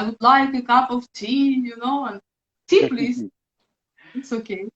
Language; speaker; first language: English; non-native, learner; Russian